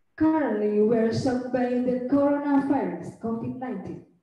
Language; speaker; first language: English; non-native, fluent; Indonesian